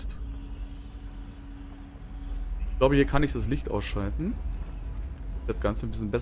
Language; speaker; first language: German; native; German